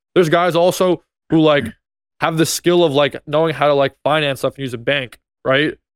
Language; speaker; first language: English; native; English